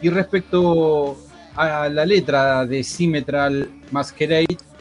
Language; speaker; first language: Spanish; native; Spanish